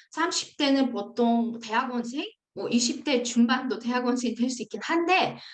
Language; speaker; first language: Korean; non-native, fluent; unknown